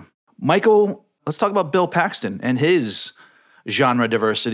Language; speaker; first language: English; native; English